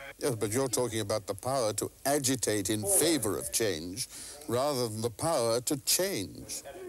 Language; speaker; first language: English; native; English